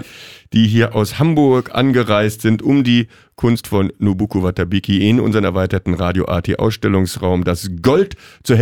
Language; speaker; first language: German; native; German